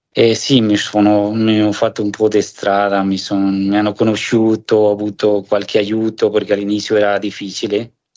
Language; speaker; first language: Italian; non-native, fluent; Spanish